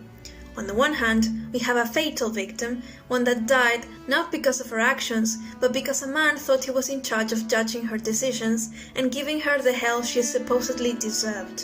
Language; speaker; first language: English; non-native, fluent; Spanish